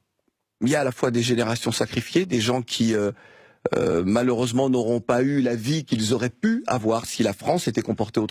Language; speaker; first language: French; native; French